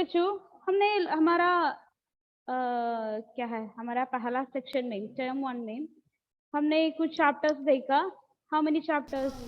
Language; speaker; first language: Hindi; non-native, local second language; Malayalam